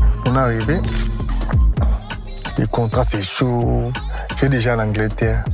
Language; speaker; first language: French; non-native, local second language; Lingala